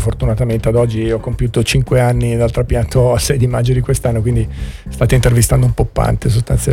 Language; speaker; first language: Italian; native; Italian